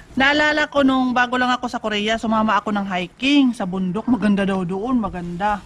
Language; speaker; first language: Filipino; native; Filipino